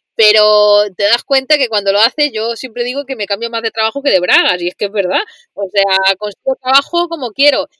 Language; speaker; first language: Spanish; native; Spanish